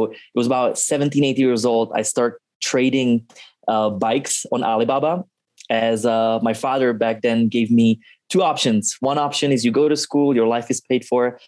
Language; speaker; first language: English; non-native, fluent; Czech